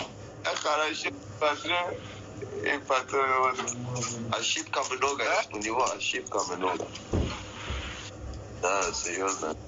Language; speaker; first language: Russian; non-native, learner; Persian